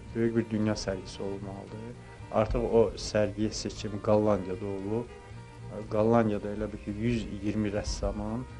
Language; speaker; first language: Azerbaijani; native; Azerbaijani